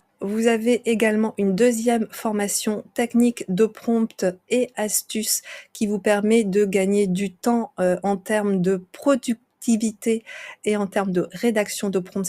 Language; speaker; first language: French; native; French